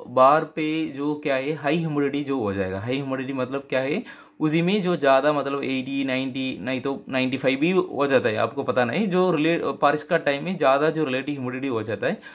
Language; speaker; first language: Hindi; non-native, local second language; Tamil